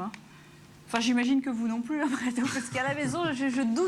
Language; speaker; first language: French; native; French